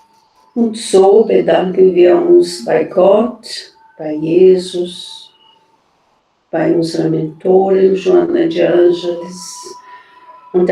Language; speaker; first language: German; non-native, fluent; Portuguese